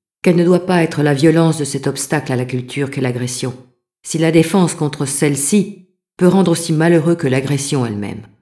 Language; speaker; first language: French; native; French